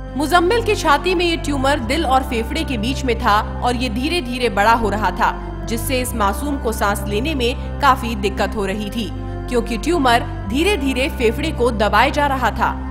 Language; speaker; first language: Hindi; native; Hindi